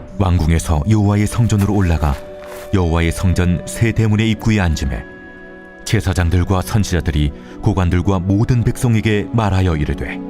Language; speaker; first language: Korean; native; Korean